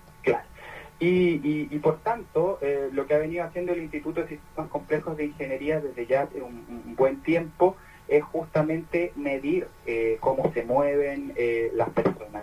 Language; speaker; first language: Spanish; native; Spanish